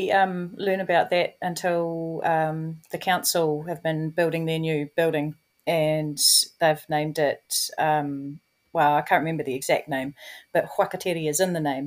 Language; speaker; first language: English; native; English